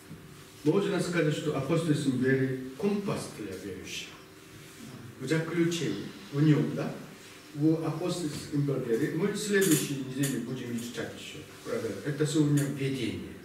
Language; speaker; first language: Russian; non-native, learner; Korean